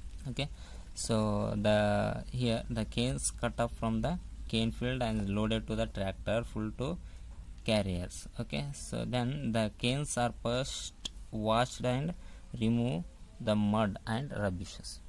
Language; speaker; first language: English; non-native, local second language; Kannada